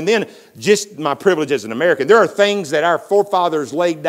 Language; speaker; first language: English; native; English